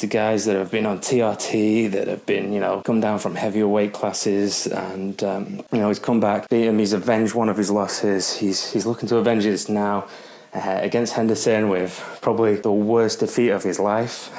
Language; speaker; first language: English; native; English